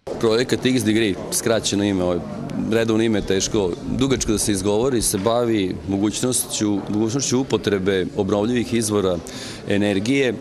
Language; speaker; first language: Serbian; native; Serbian